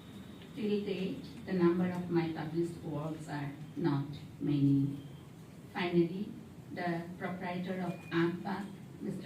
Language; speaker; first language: English; non-native, local second language; Assamese